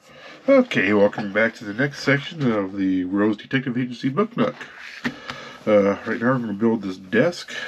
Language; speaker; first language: English; native; English